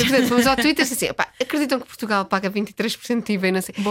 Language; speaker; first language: Portuguese; native; Portuguese